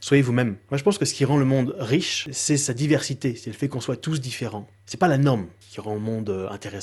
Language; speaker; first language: French; native; French